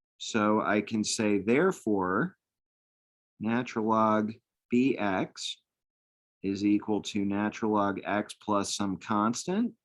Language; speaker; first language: English; native; English